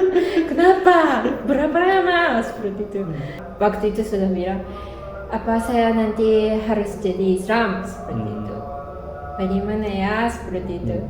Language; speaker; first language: Indonesian; non-native, learner; Japanese